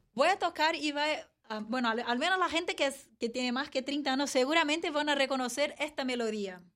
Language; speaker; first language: Spanish; non-native, fluent; Portuguese